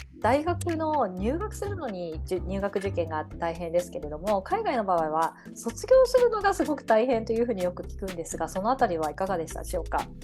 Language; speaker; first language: Japanese; native; Japanese